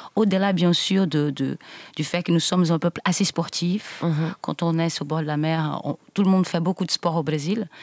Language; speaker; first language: French; non-native, fluent; Portuguese